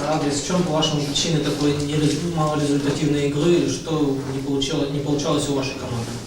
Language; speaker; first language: Russian; native; Russian